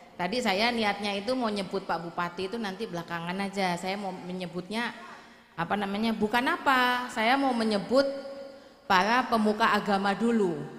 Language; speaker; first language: Indonesian; native; Indonesian